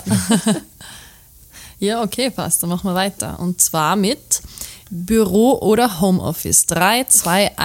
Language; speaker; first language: German; native; German